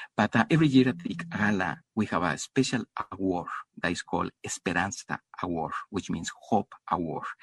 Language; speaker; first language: English; non-native, fluent; Spanish